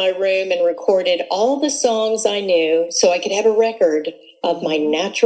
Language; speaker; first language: English; native; English